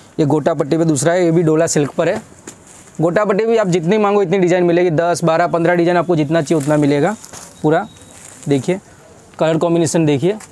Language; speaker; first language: Hindi; non-native, local second language; Gujarati